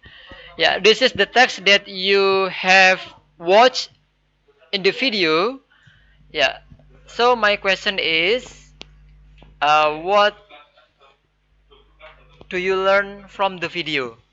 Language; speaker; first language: English; non-native, fluent; Indonesian